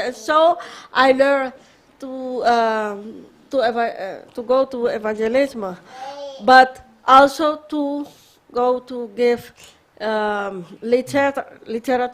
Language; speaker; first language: English; non-native, learner; Papiamento